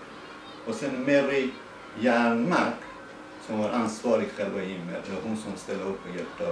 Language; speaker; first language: Swedish; non-native, learner; Persian